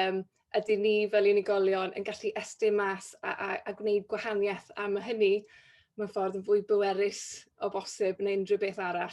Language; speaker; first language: Welsh; native; Welsh